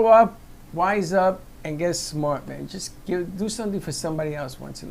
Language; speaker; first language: English; native; English